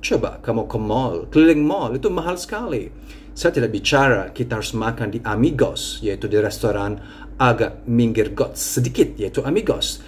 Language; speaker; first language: Indonesian; non-native, fluent; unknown